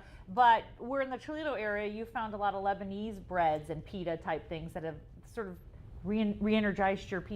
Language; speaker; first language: English; native; English